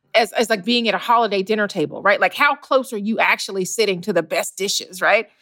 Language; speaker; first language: English; native; English